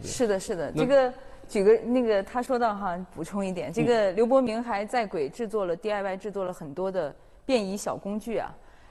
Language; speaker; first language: Chinese; native; Chinese